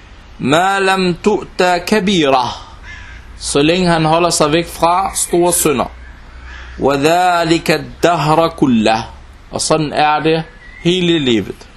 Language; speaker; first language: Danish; non-native, local second language; Arabic